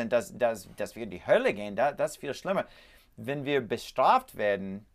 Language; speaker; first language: German; non-native, learner; English